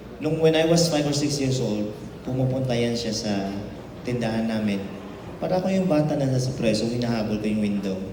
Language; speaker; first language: Filipino; native; Filipino